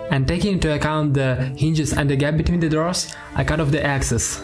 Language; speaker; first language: English; non-native, learner; Ukrainian